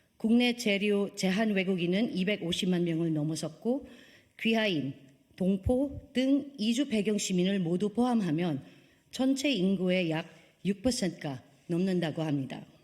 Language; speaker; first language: Korean; non-native, fluent; Filipino